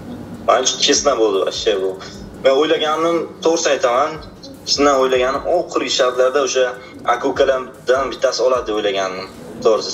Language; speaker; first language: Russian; non-native, learner; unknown